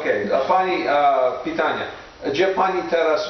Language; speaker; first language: Polish; non-native, learner; English